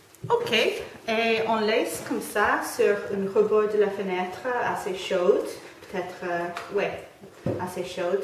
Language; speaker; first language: French; non-native, learner; English